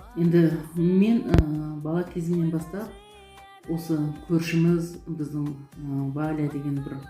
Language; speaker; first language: Kazakh; non-native, local second language; Uyghur